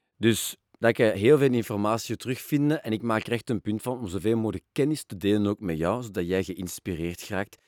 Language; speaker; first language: Dutch; non-native, local second language; French